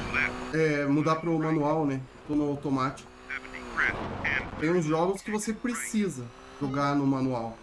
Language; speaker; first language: Portuguese; native; Portuguese